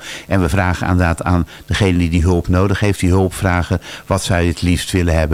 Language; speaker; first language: Dutch; native; Dutch